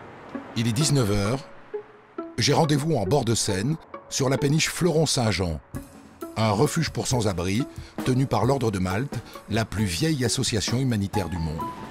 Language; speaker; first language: French; native; French